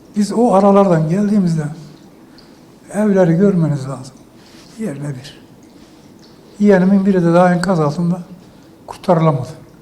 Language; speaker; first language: Turkish; native; Turkish